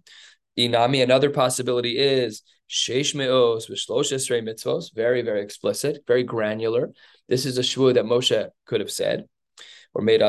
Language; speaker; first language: English; native; English